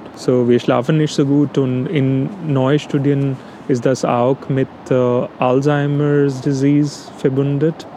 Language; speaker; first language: German; non-native, fluent; English